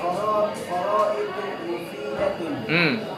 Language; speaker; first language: Arabic; non-native, learner; Indonesian